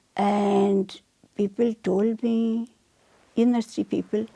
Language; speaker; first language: English; non-native, local second language; Urdu